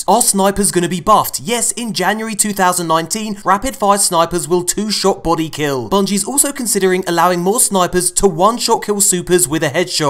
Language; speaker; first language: English; native; English